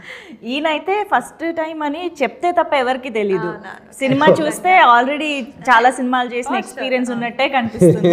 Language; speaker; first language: Telugu; native; Telugu